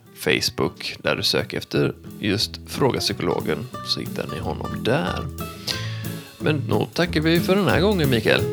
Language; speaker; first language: Swedish; native; Swedish